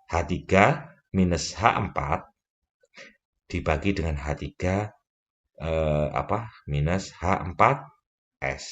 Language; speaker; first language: Indonesian; native; Indonesian